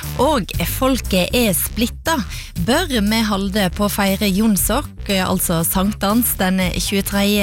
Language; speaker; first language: Norwegian; native; Norwegian